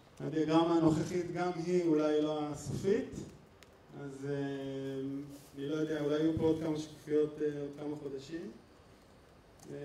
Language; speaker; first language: Hebrew; native; Hebrew